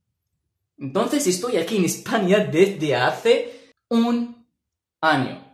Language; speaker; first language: Spanish; non-native, fluent; Arabic